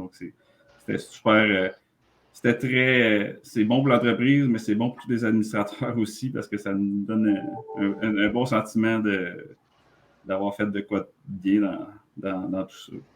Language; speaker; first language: French; native; French